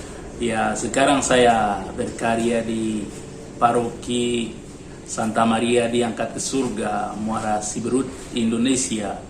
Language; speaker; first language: Indonesian; non-native, learner; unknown